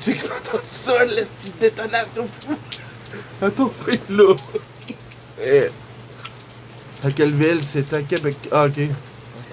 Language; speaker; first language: French; native; French